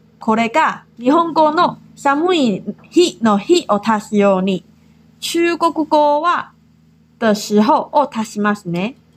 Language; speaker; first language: Japanese; non-native, fluent; Chinese